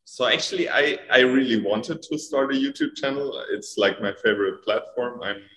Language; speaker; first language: English; non-native, fluent; German